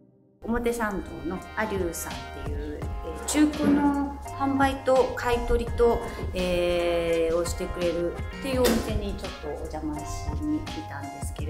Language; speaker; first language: Japanese; native; Japanese